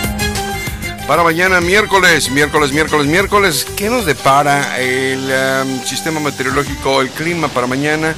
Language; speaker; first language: Spanish; native; Spanish